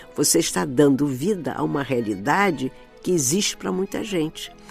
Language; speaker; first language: Portuguese; native; Portuguese